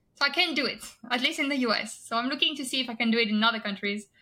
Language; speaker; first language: English; non-native, fluent; French